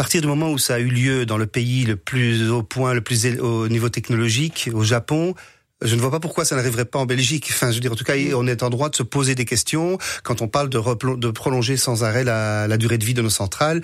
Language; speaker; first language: French; native; French